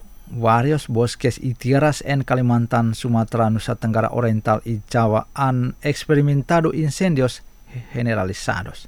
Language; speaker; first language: Spanish; non-native, fluent; Indonesian